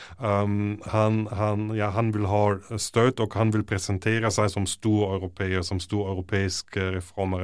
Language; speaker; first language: Norwegian; non-native, fluent; German